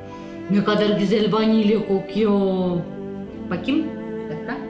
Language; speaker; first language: Turkish; non-native, learner; Russian